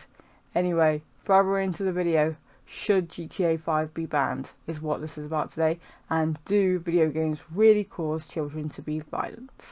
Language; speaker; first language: English; native; English